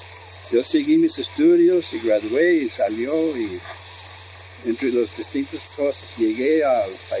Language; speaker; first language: Spanish; non-native, fluent; English